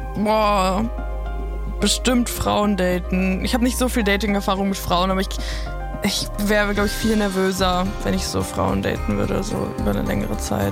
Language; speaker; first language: German; native; German